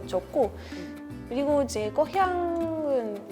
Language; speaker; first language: Korean; non-native, fluent; Spanish